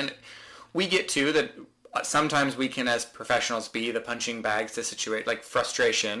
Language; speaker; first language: English; native; English